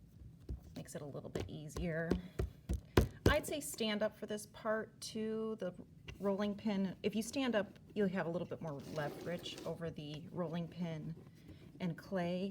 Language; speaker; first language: English; native; English